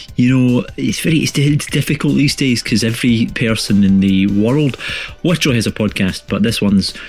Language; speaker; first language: English; native; English